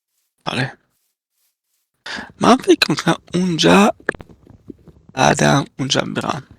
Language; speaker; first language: Persian; non-native, learner; Italian